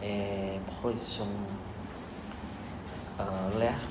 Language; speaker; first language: French; non-native, learner; Khmer